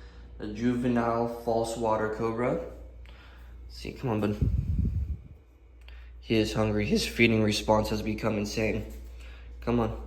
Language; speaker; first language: English; native; English